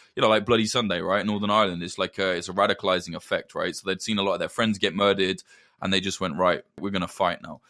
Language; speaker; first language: English; native; English